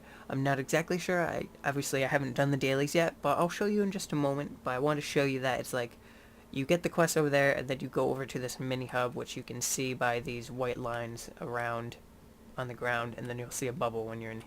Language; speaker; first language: English; native; English